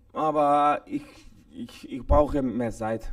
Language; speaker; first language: German; non-native, learner; Spanish